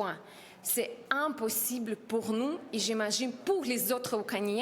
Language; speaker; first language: French; non-native, learner; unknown